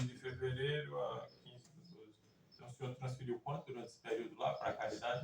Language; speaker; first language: Portuguese; native; Portuguese